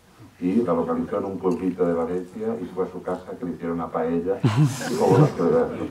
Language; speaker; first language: Spanish; native; Spanish